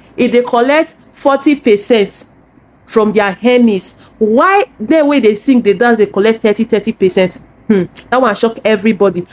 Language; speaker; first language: Nigerian Pidgin; native; Nigerian Pidgin